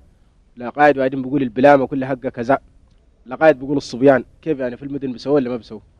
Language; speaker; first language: Arabic; native; Arabic